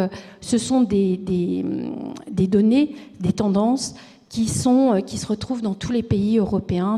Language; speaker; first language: French; native; French